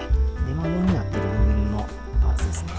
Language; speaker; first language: Japanese; native; Japanese